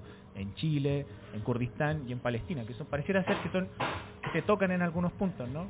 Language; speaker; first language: Spanish; native; Spanish